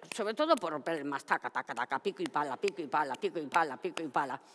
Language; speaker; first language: Basque; non-native, local second language; Spanish